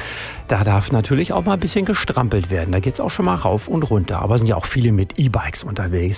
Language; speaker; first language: German; native; German